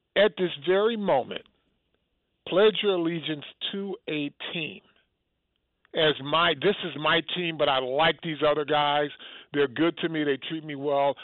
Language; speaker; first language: English; native; English